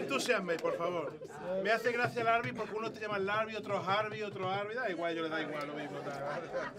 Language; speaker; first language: Spanish; native; Spanish